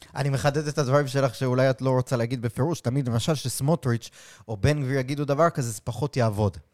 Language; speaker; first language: Hebrew; early bilingual, heritage; Hebrew